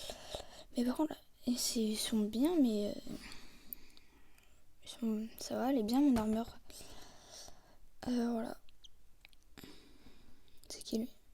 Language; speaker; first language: French; native; French